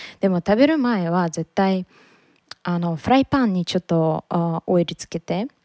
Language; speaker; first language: Japanese; non-native, learner; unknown